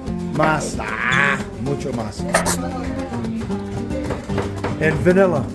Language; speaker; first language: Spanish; non-native, learner; English